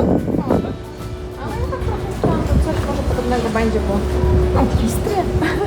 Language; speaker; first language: Polish; non-native, learner; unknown